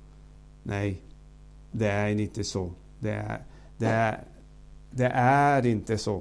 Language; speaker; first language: Swedish; non-native, fluent; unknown